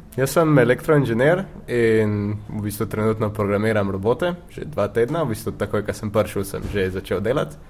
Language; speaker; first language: Slovenian; native; Slovenian